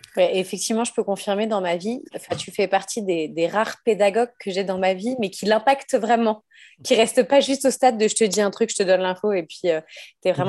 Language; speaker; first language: French; native; French